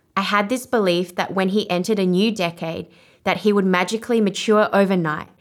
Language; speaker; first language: English; non-native, local second language; Vietnamese